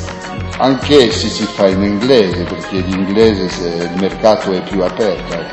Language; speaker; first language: Italian; non-native, learner; French